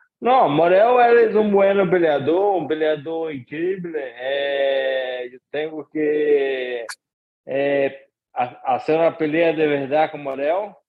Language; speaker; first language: Spanish; non-native, learner; Portuguese